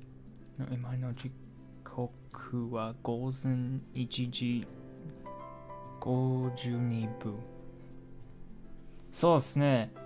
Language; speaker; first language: Japanese; non-native, learner; English